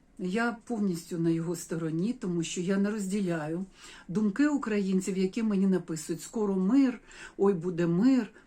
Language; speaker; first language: Ukrainian; non-native, local second language; Russian